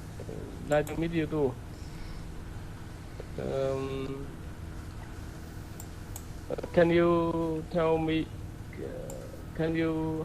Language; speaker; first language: English; non-native, learner; Vietnamese